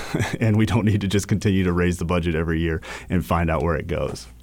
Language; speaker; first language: English; native; English